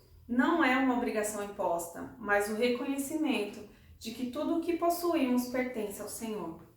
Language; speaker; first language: Portuguese; native; Portuguese